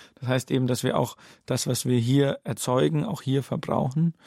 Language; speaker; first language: German; native; German